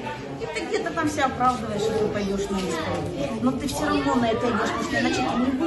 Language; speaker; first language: Russian; native; Russian